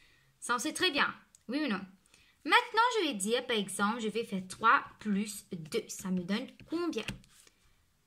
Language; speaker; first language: French; non-native, local second language; Morisyen